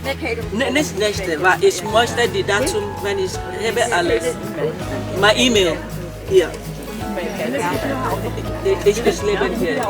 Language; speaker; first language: German; non-native, learner; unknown